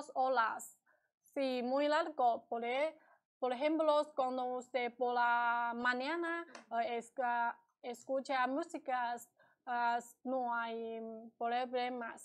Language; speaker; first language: Spanish; non-native, learner; Chinese